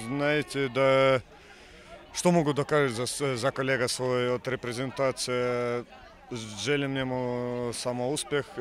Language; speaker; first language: Macedonian; non-native, fluent; Russian